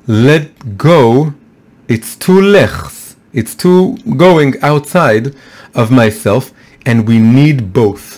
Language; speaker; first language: English; non-native, fluent; Hebrew